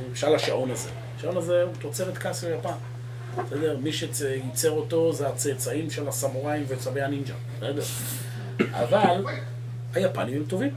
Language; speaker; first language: Hebrew; native; Hebrew